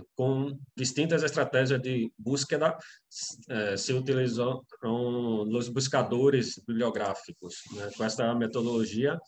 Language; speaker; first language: Spanish; non-native, learner; Portuguese